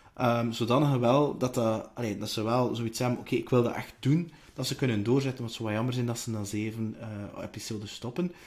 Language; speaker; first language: Dutch; native; Dutch